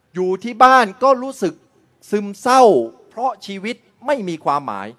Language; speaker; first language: Thai; early bilingual, other home language; Chinese